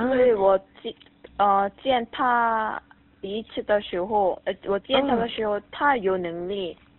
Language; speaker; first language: Chinese; non-native, learner; Korean